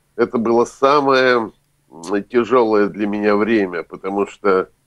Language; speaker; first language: Russian; native; Russian